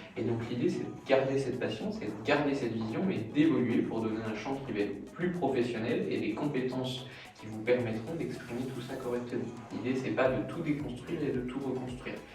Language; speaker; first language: French; native; French